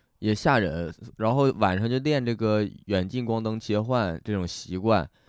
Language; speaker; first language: Chinese; native; Chinese